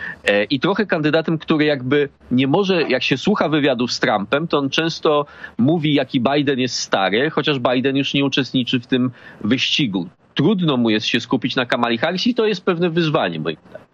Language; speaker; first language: Polish; native; Polish